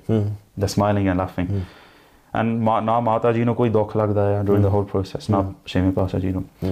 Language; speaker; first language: English; early bilingual, other home language; Punjabi